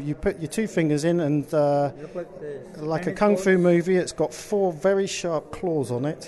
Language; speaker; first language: English; native; English